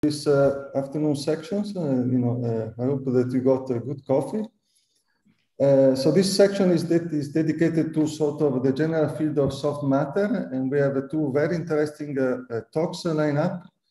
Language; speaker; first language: English; non-native, fluent; Italian